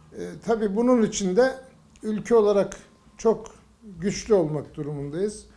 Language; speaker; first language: Turkish; native; Turkish